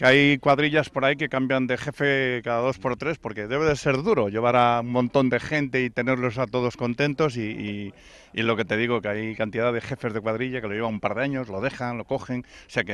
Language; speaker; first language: Spanish; native; Spanish